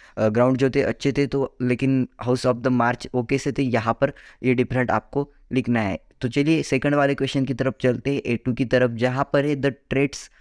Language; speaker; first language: Hindi; non-native, local second language; Marathi